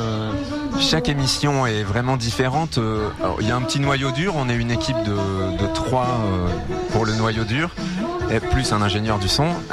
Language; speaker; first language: French; native; French